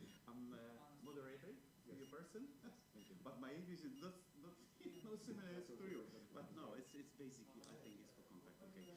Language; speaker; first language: English; non-native, learner; Polish